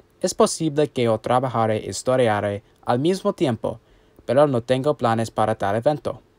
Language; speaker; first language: Spanish; non-native, learner; English